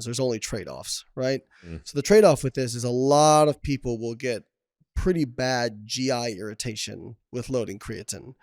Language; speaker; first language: English; native; English